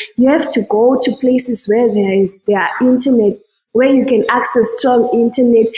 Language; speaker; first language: English; non-native, local second language; Shona